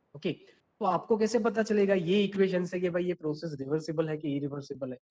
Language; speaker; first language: Hindi; non-native, local second language; Gujarati